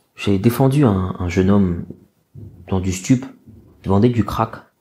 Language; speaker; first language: French; native; French